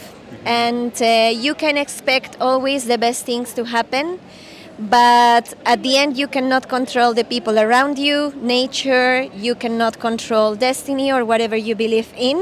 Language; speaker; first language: English; non-native, fluent; Spanish